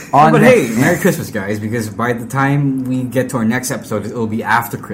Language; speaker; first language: English; non-native, local second language; Filipino